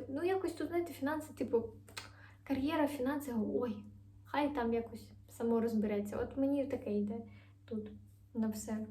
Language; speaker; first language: Ukrainian; non-native, local second language; Russian